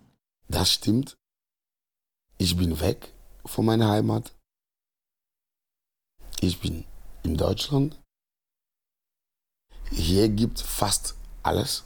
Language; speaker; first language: German; non-native, fluent; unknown